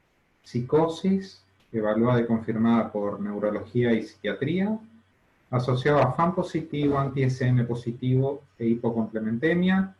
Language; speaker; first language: Spanish; native; Spanish